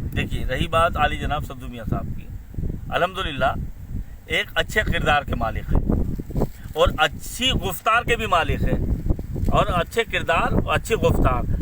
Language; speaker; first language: Urdu; native; Urdu